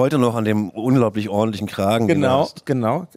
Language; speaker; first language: German; native; German